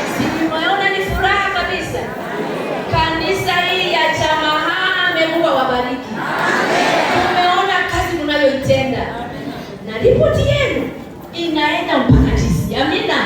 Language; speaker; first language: Swahili; non-native, fluent; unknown